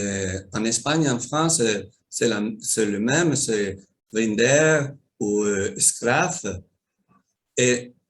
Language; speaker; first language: French; non-native, learner; Spanish